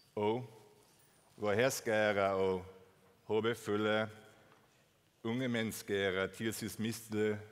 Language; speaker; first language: Danish; non-native, fluent; German